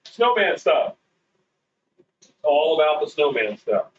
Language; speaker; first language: English; native; English